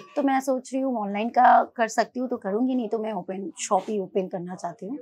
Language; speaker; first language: Hindi; non-native, local second language; Bangla